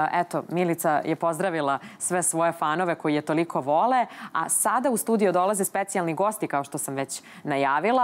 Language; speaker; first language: Serbian; native; Serbian